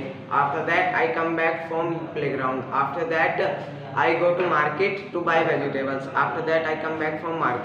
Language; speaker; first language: English; non-native, learner; Hindi